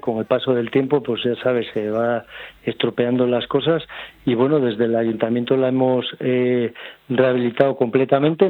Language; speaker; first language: Spanish; native; Spanish